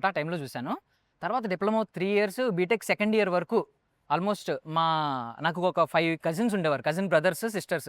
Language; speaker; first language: Telugu; native; Telugu